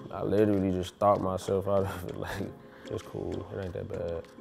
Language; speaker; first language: English; native; English